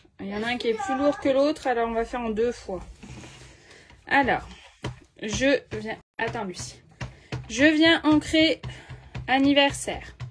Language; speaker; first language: French; native; French